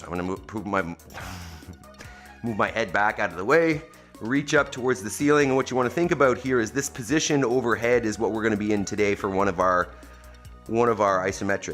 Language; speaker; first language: English; native; English